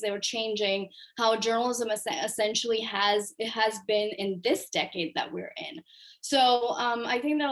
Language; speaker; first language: English; non-native, local second language; Urdu